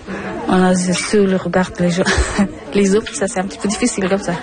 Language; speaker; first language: French; non-native, learner; Persian